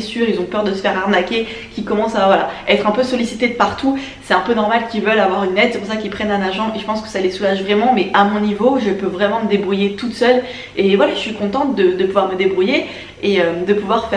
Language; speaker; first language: French; native; French